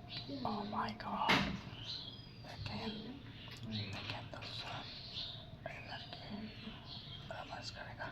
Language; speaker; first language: Hindi; non-native, learner; Bangla